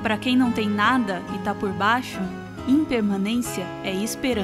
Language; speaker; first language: Portuguese; native; Portuguese